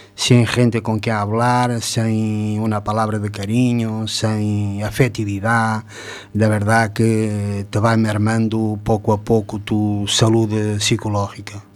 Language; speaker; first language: Spanish; non-native, fluent; Portuguese